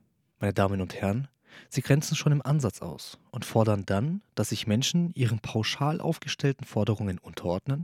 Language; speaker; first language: German; early bilingual, other home language; Turkish